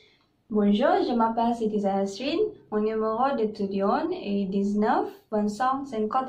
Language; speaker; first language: French; non-native, learner; Malay